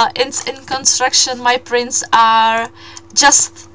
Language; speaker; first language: English; non-native, fluent; Czech